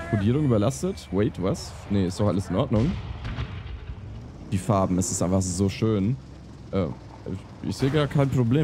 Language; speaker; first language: German; native; German